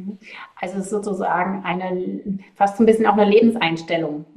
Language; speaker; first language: German; native; German